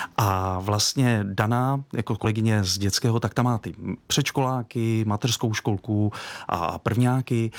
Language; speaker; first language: Czech; native; Czech